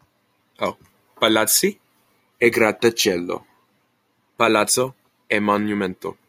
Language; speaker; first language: Italian; non-native, learner; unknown